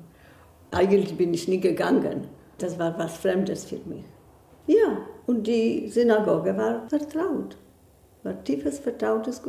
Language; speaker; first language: German; non-native, fluent; Polish